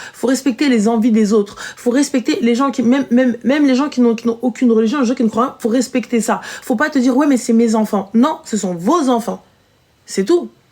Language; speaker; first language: French; early bilingual, other home language; Arabic